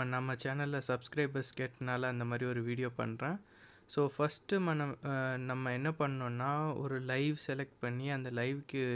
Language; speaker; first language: Tamil; non-native, local second language; Telugu